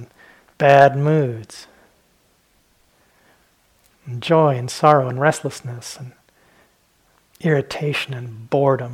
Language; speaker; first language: English; native; English